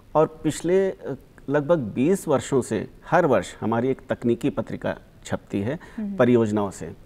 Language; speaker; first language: Hindi; native; Hindi